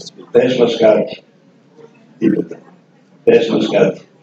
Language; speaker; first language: Greek; non-native, fluent; Serbian